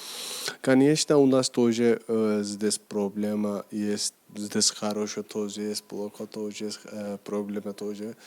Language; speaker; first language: Russian; non-native, learner; Turkish